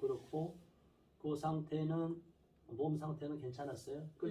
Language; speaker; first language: Korean; native; Korean